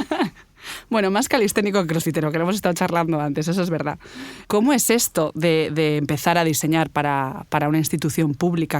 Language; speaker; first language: Spanish; native; Spanish